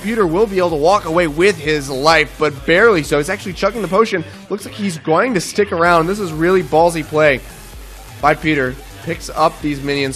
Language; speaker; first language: English; native; English